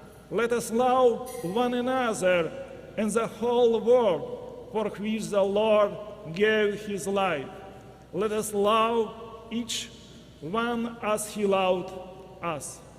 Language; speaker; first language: English; non-native, fluent; Ukrainian